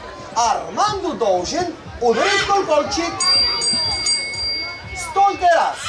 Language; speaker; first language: Russian; non-native, learner; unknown